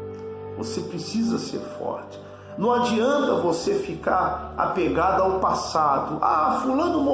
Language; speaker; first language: Portuguese; native; Portuguese